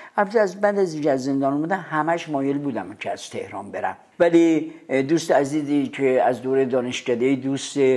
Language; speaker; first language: Persian; native; Persian